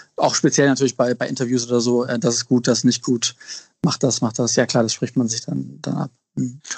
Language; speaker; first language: German; native; German